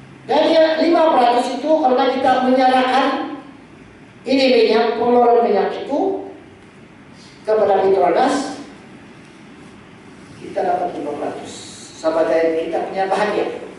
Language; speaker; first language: Malay; native; Malay